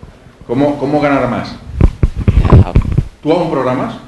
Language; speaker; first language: Spanish; native; Spanish